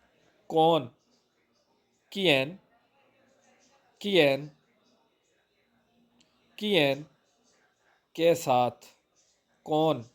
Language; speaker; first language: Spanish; non-native, fluent; Urdu